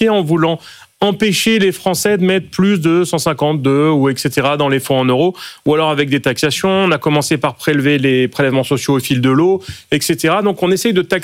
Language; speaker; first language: French; native; French